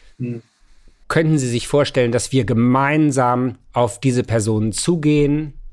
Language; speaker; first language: German; native; German